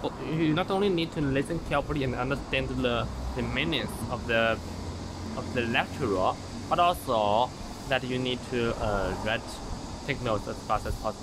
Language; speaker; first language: English; non-native, fluent; Chinese